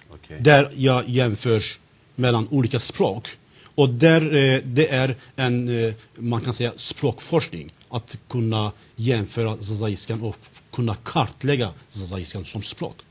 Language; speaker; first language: Swedish; non-native, fluent; Zaza